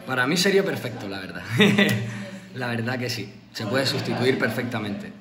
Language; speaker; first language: Spanish; native; Spanish